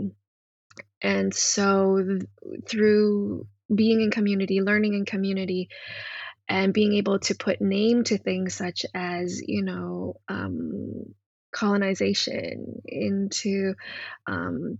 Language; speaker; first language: English; non-native, local second language; Cantonese